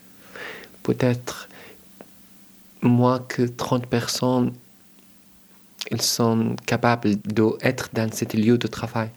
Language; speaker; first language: French; non-native, learner; Arabic